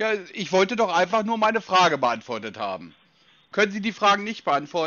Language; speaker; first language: German; native; German